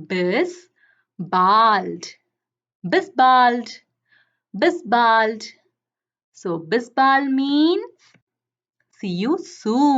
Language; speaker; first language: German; non-native, fluent; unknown